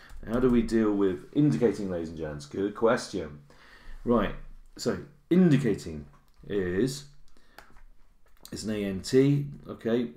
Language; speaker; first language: English; native; English